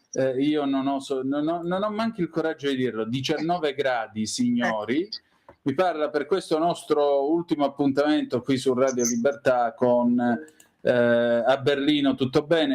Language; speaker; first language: Italian; native; Italian